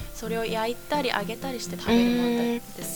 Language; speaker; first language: Japanese; non-native, fluent; Korean